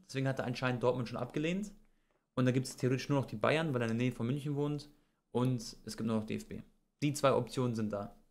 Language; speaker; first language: German; early bilingual, other home language; Croatian